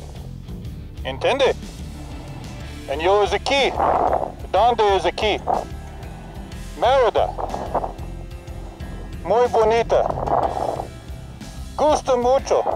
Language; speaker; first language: Spanish; non-native, learner; English